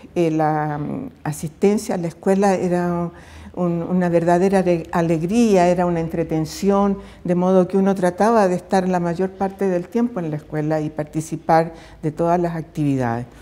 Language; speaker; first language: Spanish; native; Spanish